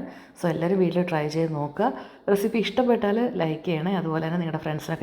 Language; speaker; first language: Malayalam; native; Malayalam